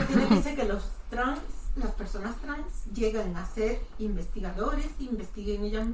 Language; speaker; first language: Spanish; native; Spanish